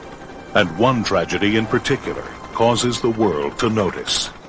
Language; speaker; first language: English; native; English